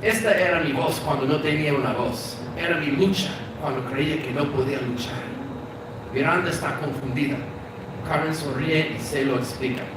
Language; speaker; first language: Spanish; non-native, fluent; English